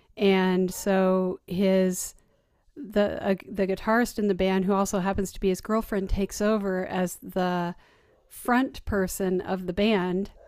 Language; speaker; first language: English; native; English